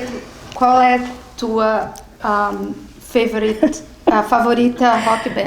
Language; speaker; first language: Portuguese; non-native, learner; Spanish